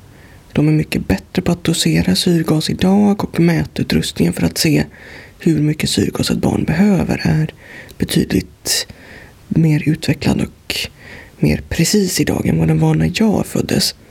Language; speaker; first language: Swedish; native; Swedish